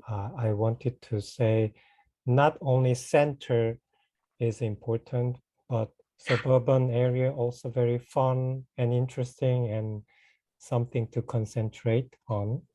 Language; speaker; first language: English; non-native, fluent; Korean